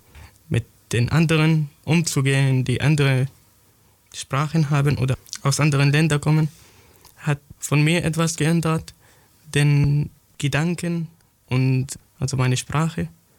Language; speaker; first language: German; non-native, fluent; Arabic